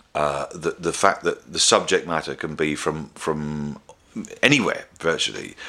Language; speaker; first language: English; native; English